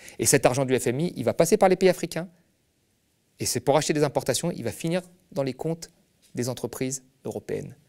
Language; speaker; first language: French; native; French